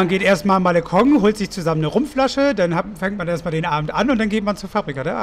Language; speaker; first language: German; native; German